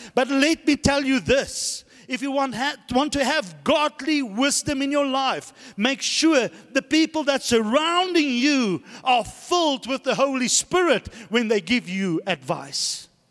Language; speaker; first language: English; non-native, local second language; Afrikaans